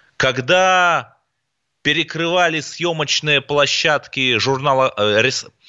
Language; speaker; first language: Russian; native; Russian